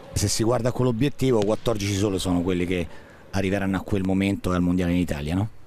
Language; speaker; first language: Italian; native; Italian